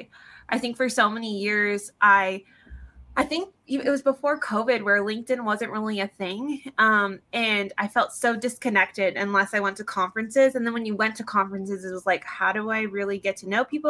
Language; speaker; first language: English; native; English